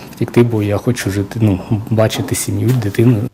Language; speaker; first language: Ukrainian; native; Ukrainian